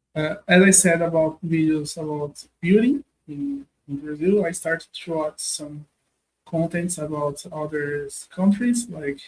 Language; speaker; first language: English; non-native, learner; Portuguese